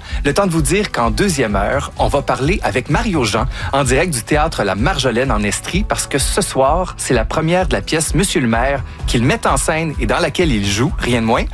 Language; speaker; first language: French; native; French